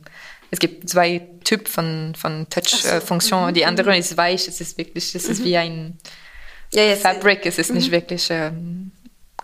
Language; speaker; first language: German; non-native, fluent; French